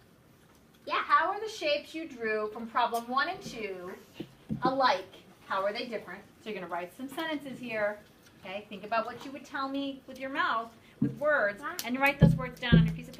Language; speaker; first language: English; native; English